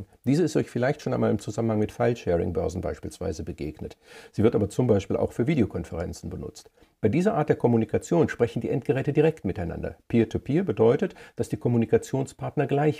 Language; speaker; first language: German; native; German